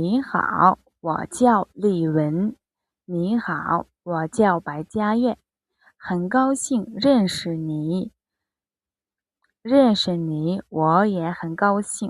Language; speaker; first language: Chinese; non-native, fluent; Mongolian